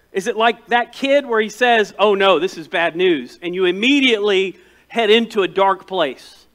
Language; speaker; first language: English; native; English